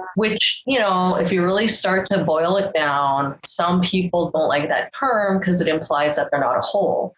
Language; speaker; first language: English; native; English